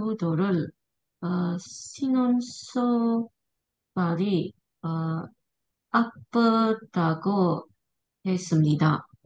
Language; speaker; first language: Korean; non-native, learner; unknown